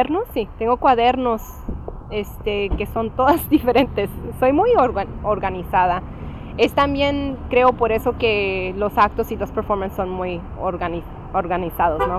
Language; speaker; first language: Spanish; early bilingual, heritage; English